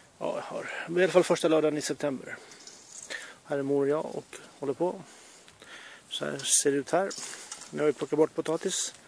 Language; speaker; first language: Swedish; early bilingual, other home language; Serbian